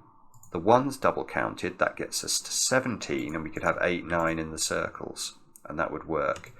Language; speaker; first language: English; native; English